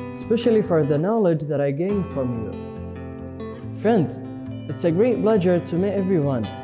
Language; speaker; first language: English; non-native, fluent; Arabic